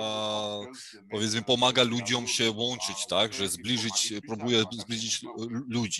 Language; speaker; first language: Polish; non-native, fluent; Georgian